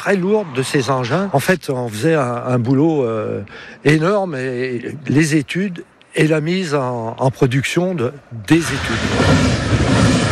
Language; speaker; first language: French; native; French